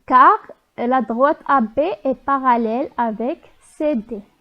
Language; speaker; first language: French; non-native, local second language; Arabic